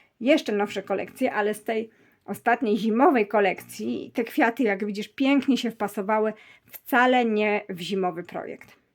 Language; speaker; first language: Polish; native; Polish